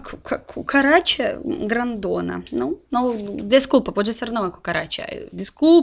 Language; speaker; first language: Portuguese; non-native, learner; Russian